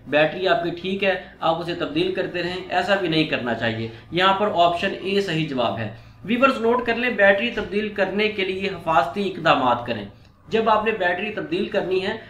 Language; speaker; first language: Urdu; non-native, local second language; Punjabi